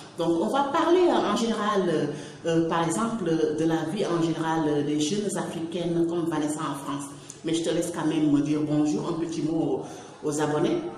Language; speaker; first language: French; non-native, local second language; Wolof